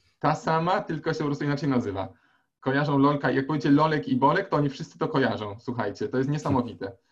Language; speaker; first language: Polish; native; Polish